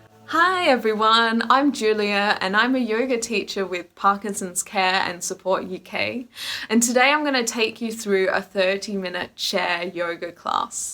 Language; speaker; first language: English; native; English